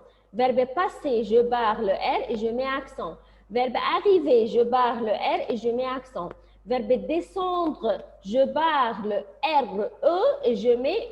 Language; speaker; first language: French; non-native, fluent; Arabic